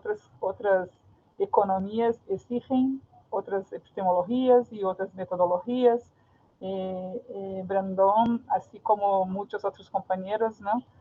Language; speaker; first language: Spanish; non-native, fluent; Portuguese